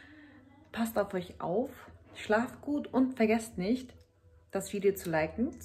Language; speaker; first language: German; early bilingual, other home language; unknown